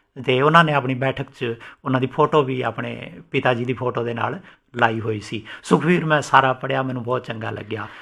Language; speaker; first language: Punjabi; non-native, local second language; Rajasthani